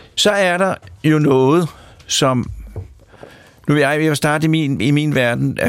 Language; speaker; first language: Danish; native; Danish